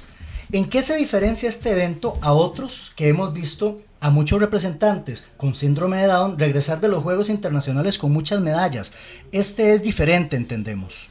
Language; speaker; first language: Spanish; native; Spanish